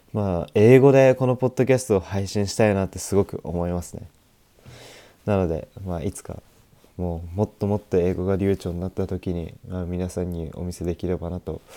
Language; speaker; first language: Japanese; native; Japanese